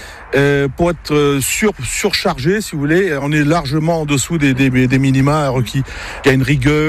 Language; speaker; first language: French; native; French